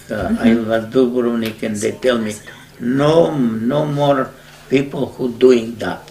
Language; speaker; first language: English; non-native, learner; Macedonian